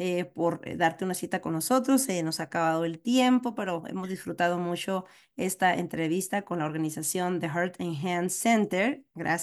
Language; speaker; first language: Spanish; native; Spanish